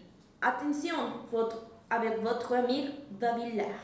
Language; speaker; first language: French; non-native, learner; Spanish